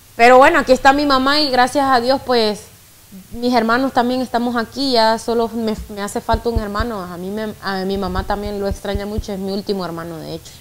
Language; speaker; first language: Spanish; native; Spanish